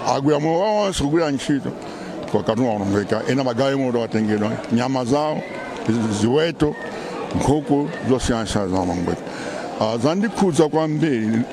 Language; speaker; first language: Nyanja; non-native, local second language; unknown